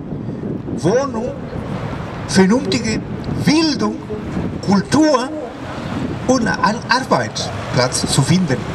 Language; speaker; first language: German; non-native, fluent; Spanish